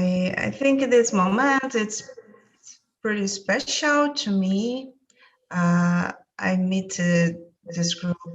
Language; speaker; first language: English; non-native, learner; Portuguese